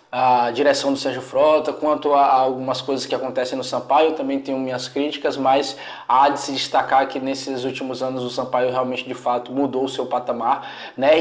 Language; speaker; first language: Portuguese; native; Portuguese